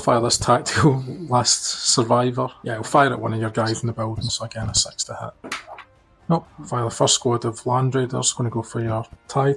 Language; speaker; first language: English; native; English